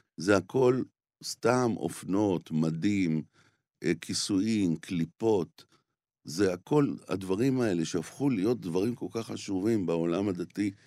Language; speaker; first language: Hebrew; native; Hebrew